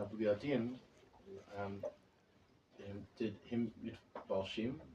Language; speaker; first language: Hebrew; non-native, learner; English